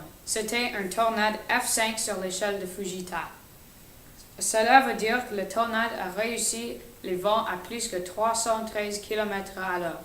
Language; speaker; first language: French; non-native, learner; English